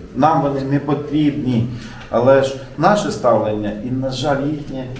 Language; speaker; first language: Ukrainian; native; Ukrainian